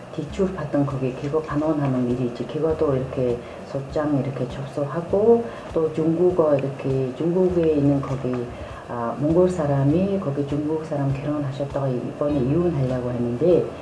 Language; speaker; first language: Korean; non-native, learner; Mongolian